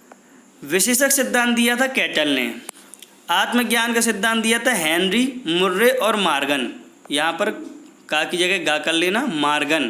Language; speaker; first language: Hindi; native; Hindi